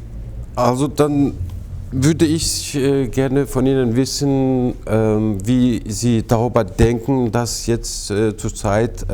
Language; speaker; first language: German; non-native, fluent; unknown